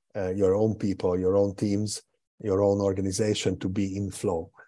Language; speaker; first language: English; non-native, fluent; Hungarian